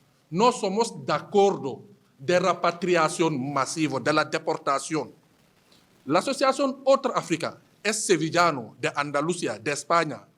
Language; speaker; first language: Spanish; non-native, fluent; Wolof